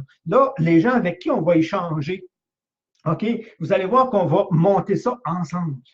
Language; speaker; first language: French; native; French